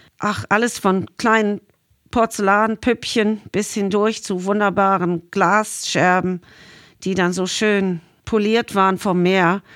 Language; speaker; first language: German; non-native, fluent; English